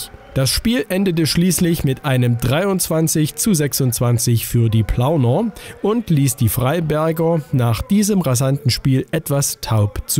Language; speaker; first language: German; native; German